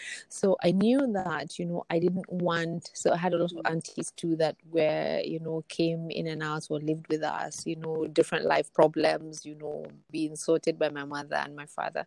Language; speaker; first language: English; non-native, local second language; Hausa